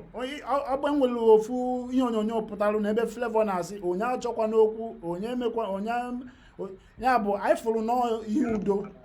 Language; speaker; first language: Igbo; native; Igbo